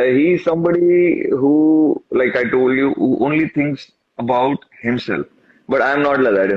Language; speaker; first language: English; non-native, local second language; Tamil